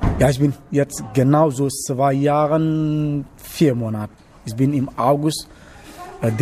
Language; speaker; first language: German; non-native, learner; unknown